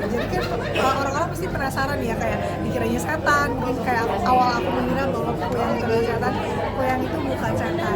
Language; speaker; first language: Indonesian; native; Indonesian